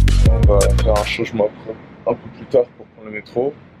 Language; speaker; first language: French; native; French